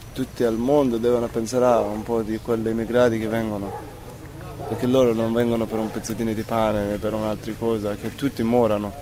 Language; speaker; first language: Italian; non-native, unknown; Persian